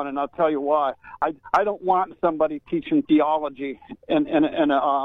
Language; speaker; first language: English; native; English